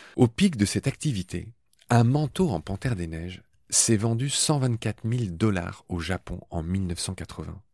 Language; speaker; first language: French; native; French